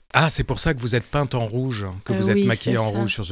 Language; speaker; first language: French; native; French